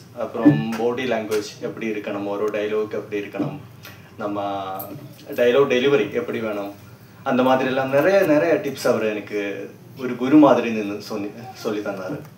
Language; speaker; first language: Tamil; non-native, fluent; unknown